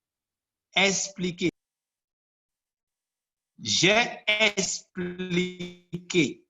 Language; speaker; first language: French; non-native, fluent; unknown